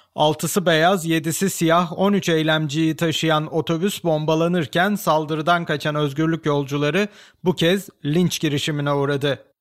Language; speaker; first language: Turkish; native; Turkish